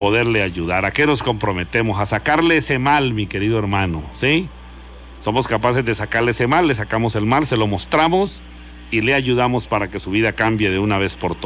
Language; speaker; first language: Spanish; native; Spanish